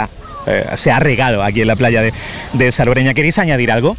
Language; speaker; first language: Spanish; native; Spanish